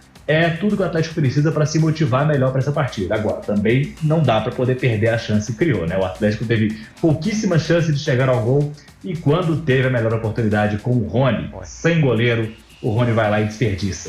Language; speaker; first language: Portuguese; native; Portuguese